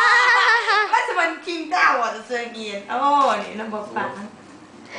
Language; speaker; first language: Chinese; non-native, learner; Thai